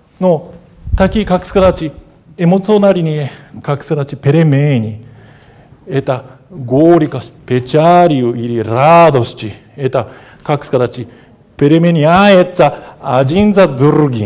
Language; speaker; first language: Russian; non-native, fluent; Japanese